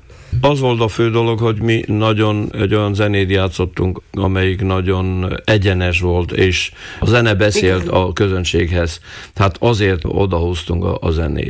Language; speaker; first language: Hungarian; non-native, local second language; Slovak